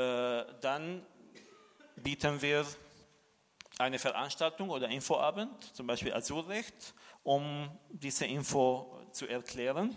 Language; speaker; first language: German; non-native, fluent; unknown